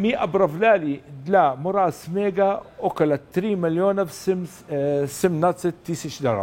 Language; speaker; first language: Russian; non-native, learner; Arabic